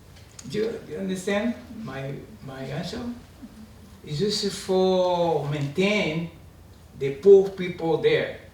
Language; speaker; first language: English; non-native, learner; Portuguese